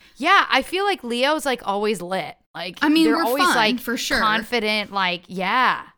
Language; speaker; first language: English; non-native, fluent; French